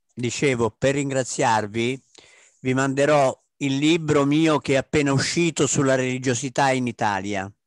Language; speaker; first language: Italian; native; Italian